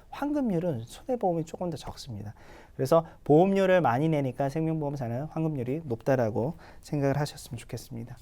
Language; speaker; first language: Korean; native; Korean